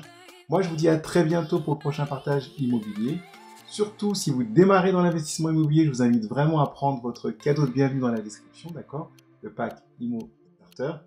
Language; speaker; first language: French; native; French